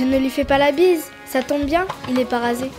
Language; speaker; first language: French; native; French